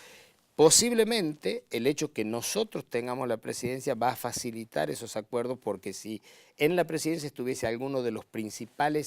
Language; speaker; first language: Spanish; native; Spanish